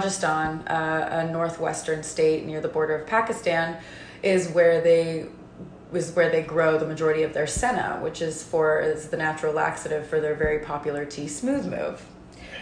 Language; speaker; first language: English; native; English